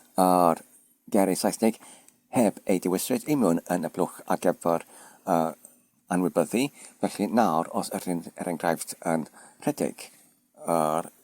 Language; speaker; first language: Welsh; non-native, fluent; English